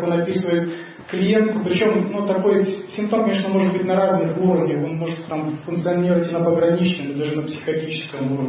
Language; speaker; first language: Russian; native; Russian